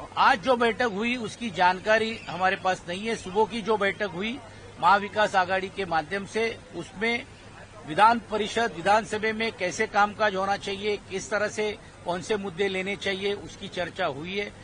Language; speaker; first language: Hindi; non-native, local second language; Marathi